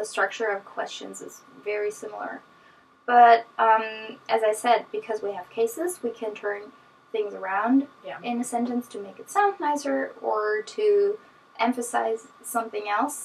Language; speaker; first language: English; non-native, fluent; German